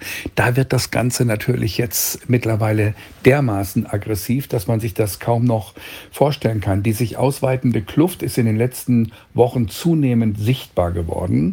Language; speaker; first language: German; native; German